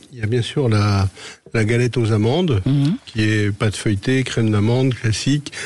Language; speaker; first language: French; native; French